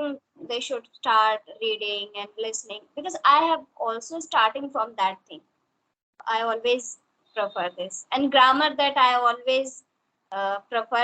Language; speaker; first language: English; non-native, local second language; Hindi